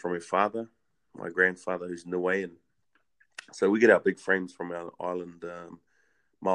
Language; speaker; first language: English; native; English